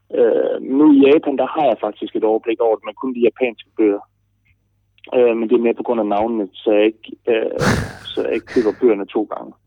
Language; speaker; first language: Danish; early bilingual, other home language; German